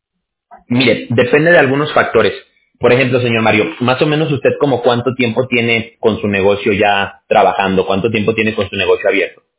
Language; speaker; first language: Spanish; native; Spanish